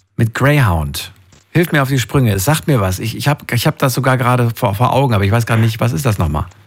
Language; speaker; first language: German; native; German